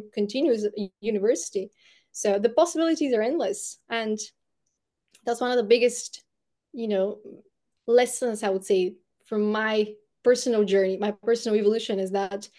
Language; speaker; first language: English; non-native, fluent; Bulgarian